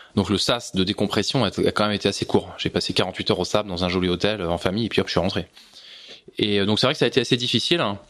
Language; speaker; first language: French; native; French